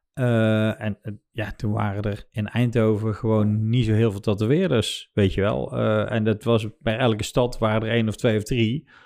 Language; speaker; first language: Dutch; native; Dutch